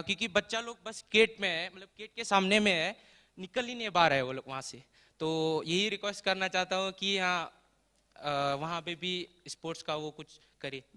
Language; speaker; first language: Hindi; non-native, local second language; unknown